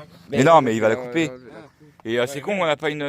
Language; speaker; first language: French; native; French